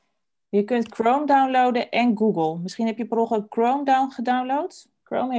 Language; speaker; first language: Dutch; native; Dutch